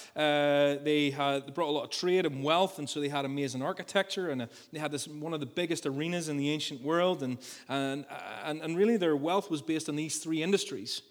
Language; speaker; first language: English; native; English